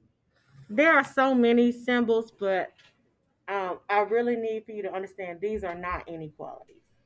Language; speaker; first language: English; native; English